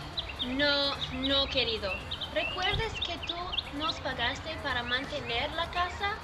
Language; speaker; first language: Spanish; non-native, learner; English